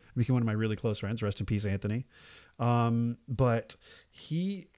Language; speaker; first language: English; native; English